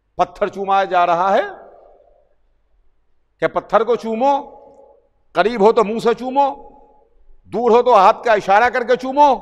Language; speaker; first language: Urdu; native; Urdu